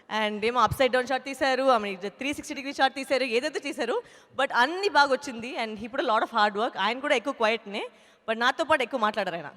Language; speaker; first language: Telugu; non-native, local second language; Tamil